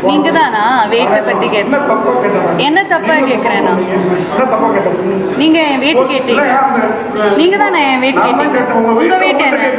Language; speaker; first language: Tamil; non-native, fluent; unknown